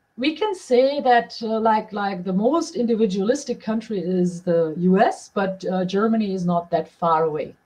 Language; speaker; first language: English; non-native, fluent; German